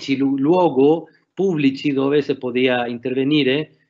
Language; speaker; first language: Italian; non-native, learner; Spanish